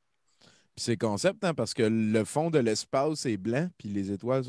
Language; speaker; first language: French; native; French